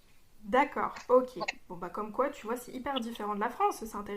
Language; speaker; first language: French; native; French